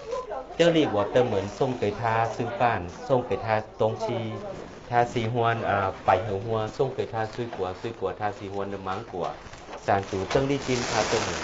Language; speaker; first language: Chinese; non-native, learner; Thai